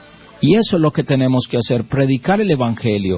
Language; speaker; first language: Spanish; native; Spanish